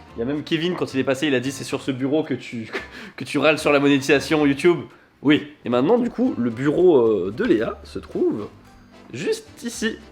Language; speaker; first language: French; native; French